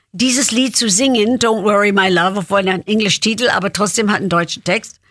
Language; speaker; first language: German; non-native, fluent; English